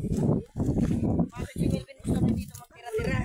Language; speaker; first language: Filipino; native; Filipino